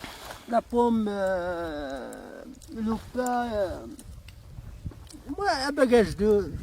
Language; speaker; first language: French; non-native, learner; Arabic